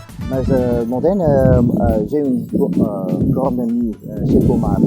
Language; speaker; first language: French; non-native, fluent; English